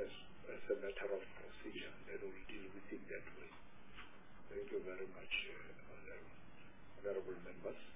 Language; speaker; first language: English; non-native, local second language; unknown